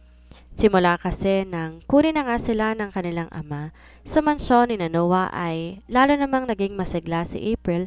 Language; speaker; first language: Filipino; native; Filipino